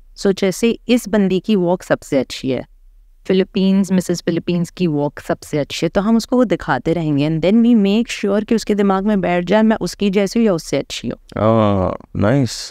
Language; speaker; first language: Hindi; native; Hindi